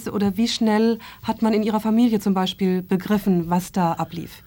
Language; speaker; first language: German; native; German